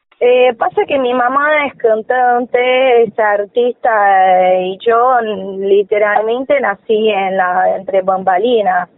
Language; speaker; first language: Spanish; non-native, fluent; Portuguese